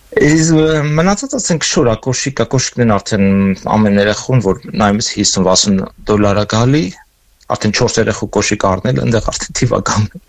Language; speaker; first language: Armenian; native; Armenian